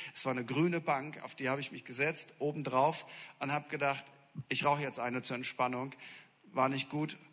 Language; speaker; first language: German; native; German